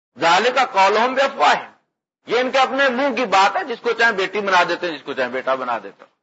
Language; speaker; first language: Urdu; non-native, local second language; Punjabi